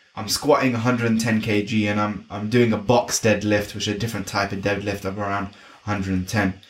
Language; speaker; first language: English; native; English